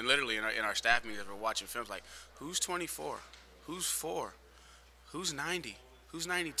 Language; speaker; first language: English; native; English